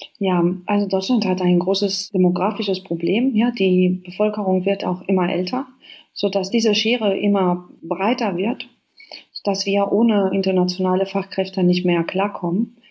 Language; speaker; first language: German; non-native, fluent; Spanish